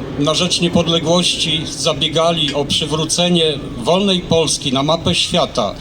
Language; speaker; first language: Polish; native; Polish